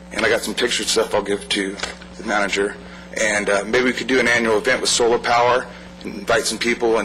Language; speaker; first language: English; native; English